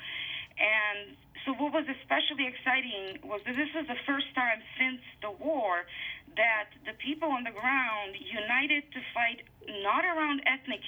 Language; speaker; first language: English; non-native, fluent; Bosnian